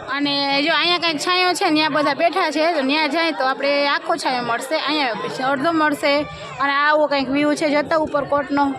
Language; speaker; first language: Gujarati; native; Gujarati